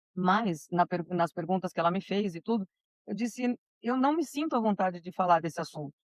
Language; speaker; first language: Portuguese; early bilingual, other home language; Spanish